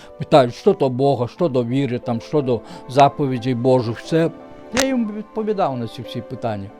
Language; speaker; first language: Ukrainian; non-native, fluent; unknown